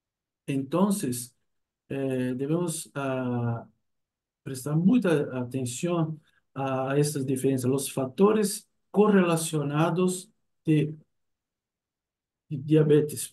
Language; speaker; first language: Spanish; non-native, fluent; Portuguese